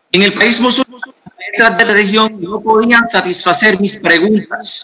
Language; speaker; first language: Spanish; non-native, fluent; Arabic